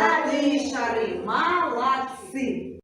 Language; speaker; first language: Russian; native; Russian